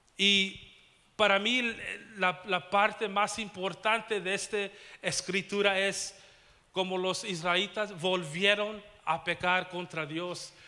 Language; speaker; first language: Spanish; early bilingual, heritage; Spanish